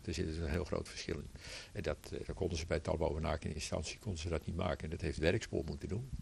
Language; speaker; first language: Dutch; native; Dutch